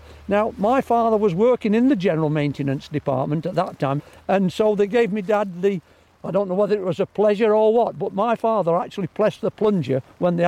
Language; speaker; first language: English; native; English